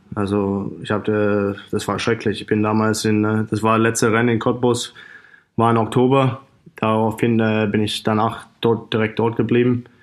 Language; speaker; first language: German; non-native, fluent; English